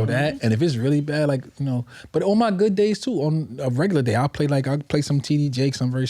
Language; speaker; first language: English; native; English